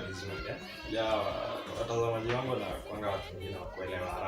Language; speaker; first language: Swahili; non-native, local second language; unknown